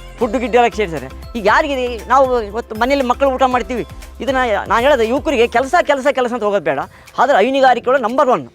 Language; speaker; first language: Kannada; native; Kannada